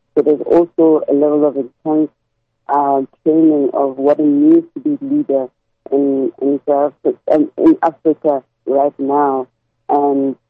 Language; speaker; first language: English; non-native, local second language; Tswana